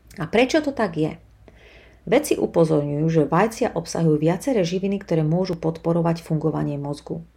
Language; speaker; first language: Slovak; native; Slovak